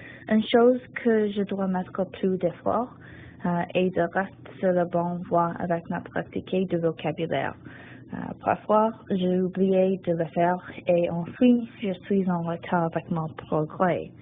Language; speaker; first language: French; non-native, learner; English